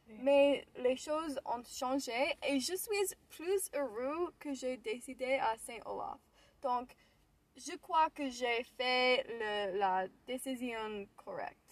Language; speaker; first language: French; non-native, learner; English